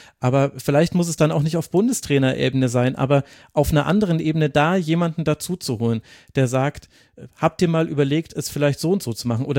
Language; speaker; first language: German; native; German